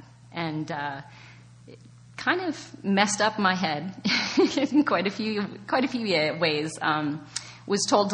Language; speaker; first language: English; native; English